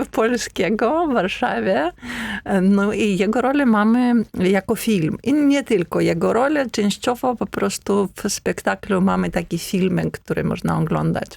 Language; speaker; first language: Polish; non-native, fluent; Ukrainian